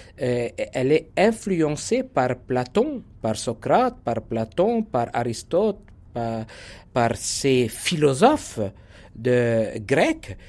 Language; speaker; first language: French; non-native, local second language; Arabic